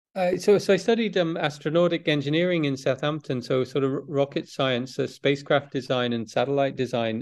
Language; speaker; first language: English; native; English